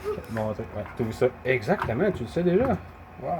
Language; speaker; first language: French; native; French